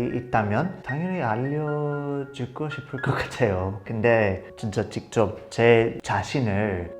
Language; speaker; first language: Korean; non-native, fluent; English